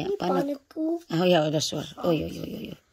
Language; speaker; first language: Dutch; non-native, learner; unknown